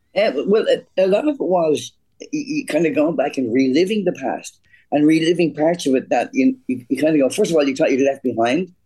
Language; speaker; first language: English; native; English